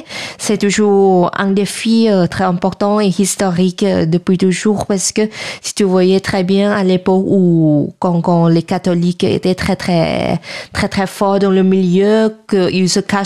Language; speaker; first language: French; non-native, fluent; Thai